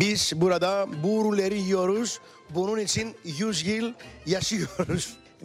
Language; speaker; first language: Turkish; non-native, learner; Greek